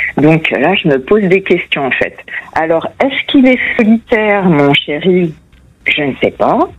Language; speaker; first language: French; non-native, fluent; Portuguese